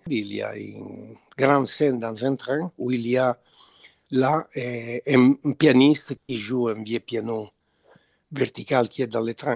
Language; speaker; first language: French; non-native, fluent; Italian